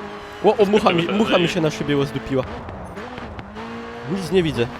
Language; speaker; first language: Polish; native; Polish